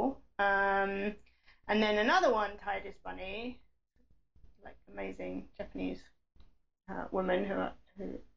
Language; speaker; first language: English; native; English